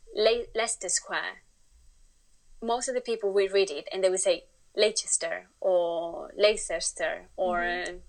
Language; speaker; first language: English; non-native, fluent; Spanish